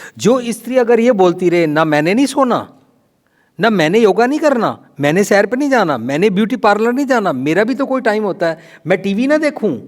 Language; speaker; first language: Hindi; non-native, local second language; Punjabi